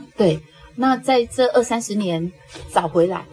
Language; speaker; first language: Chinese; native; Chinese